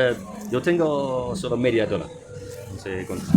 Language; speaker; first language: Spanish; non-native, learner; English